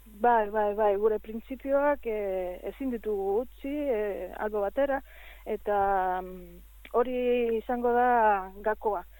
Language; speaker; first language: Basque; non-native, learner; Spanish